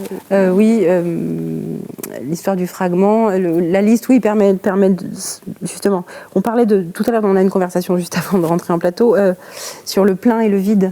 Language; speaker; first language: French; native; French